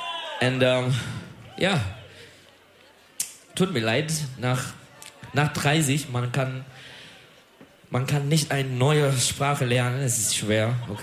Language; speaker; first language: German; non-native, learner; Turkish